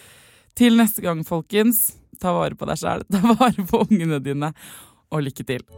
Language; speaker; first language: Norwegian; native; Norwegian